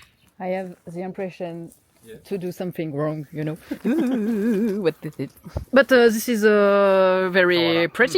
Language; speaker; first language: English; non-native, learner; French